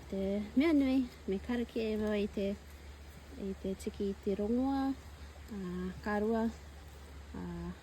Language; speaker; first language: Māori; non-native, local second language; English